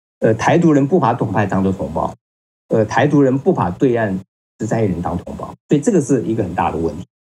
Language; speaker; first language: Chinese; native; Chinese